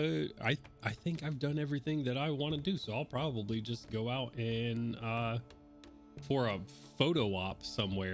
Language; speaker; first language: English; native; English